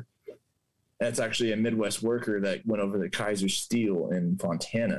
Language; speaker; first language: English; native; English